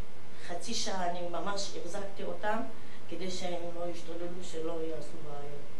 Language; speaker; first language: Hebrew; non-native, fluent; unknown